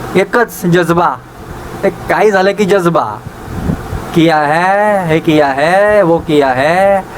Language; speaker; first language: Hindi; non-native, local second language; Marathi